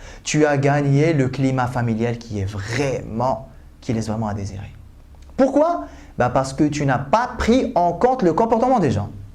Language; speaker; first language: French; native; French